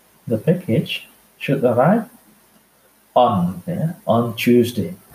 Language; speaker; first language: English; non-native, fluent; Indonesian